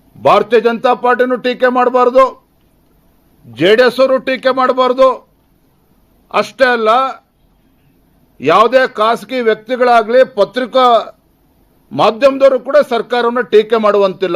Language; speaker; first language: Kannada; native; Kannada